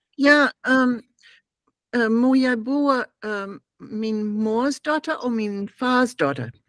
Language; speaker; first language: Danish; non-native, learner; English